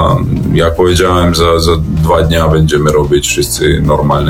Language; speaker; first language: Polish; non-native, learner; Serbian